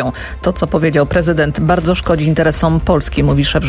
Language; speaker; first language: Polish; native; Polish